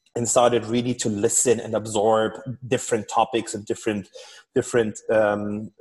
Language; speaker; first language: English; non-native, fluent; German